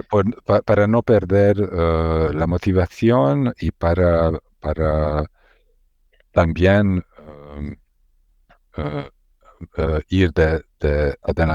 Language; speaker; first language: Spanish; non-native, learner; Hungarian